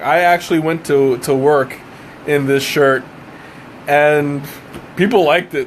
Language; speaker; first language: English; native; English